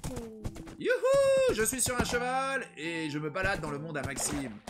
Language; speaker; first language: French; native; French